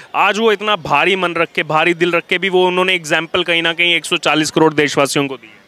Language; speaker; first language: Hindi; native; Hindi